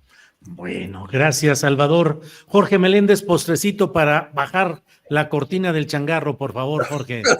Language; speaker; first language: Spanish; native; Spanish